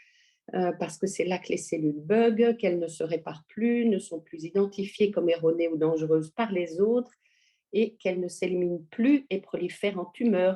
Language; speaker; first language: French; native; French